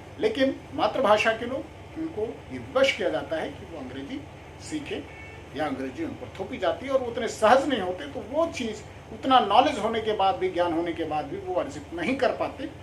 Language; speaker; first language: Hindi; native; Hindi